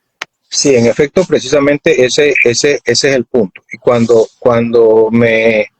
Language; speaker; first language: Spanish; native; Spanish